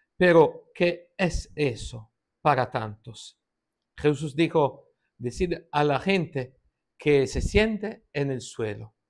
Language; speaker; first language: Spanish; non-native, fluent; Italian